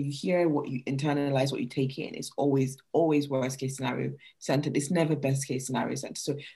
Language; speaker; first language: English; non-native, local second language; Yoruba